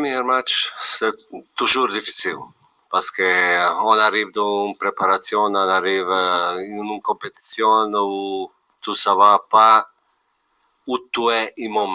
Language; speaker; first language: French; non-native, learner; Bosnian